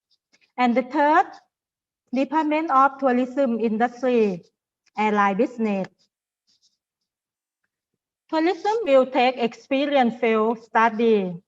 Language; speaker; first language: English; non-native, learner; Thai